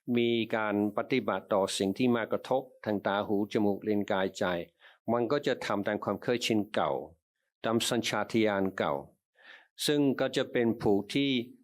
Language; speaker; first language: Thai; non-native, fluent; English